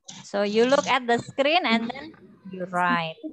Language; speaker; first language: English; non-native, fluent; Indonesian